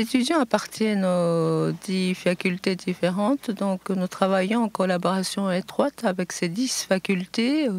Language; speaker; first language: French; non-native, fluent; Japanese